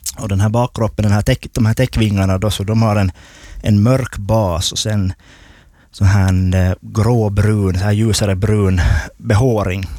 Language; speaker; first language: Swedish; native; Swedish